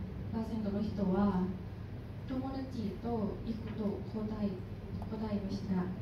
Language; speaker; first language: Japanese; non-native, learner; Thai